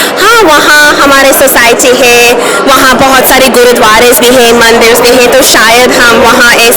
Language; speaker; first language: Hindi; early bilingual, heritage; Hindi